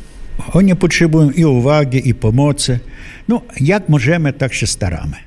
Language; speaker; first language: Polish; early bilingual, heritage; Polish